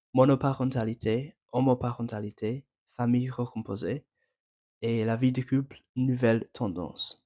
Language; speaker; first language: French; non-native, fluent; English